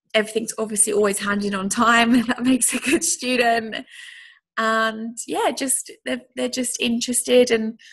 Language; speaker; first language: English; native; English